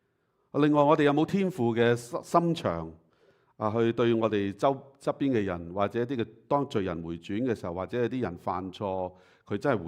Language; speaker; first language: Chinese; native; Chinese